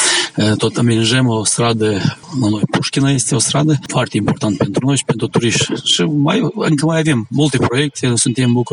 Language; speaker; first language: Romanian; non-native, local second language; Gagauz